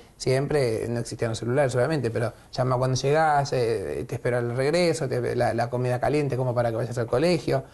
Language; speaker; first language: Spanish; native; Spanish